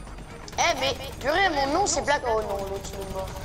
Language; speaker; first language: French; native; French